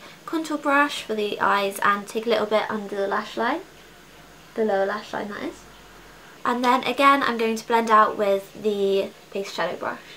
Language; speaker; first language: English; native; English